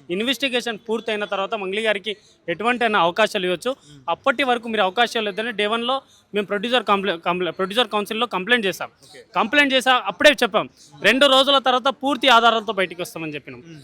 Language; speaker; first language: Telugu; non-native, local second language; Lambadi